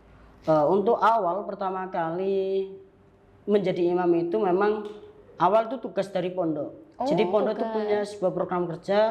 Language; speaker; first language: Indonesian; non-native, local second language; Javanese